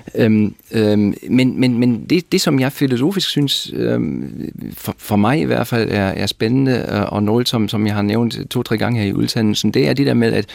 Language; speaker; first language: Danish; native; Danish